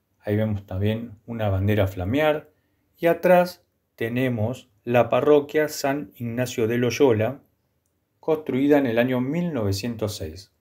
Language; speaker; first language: Spanish; native; Spanish